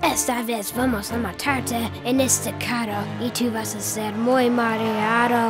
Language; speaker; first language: Spanish; non-native, learner; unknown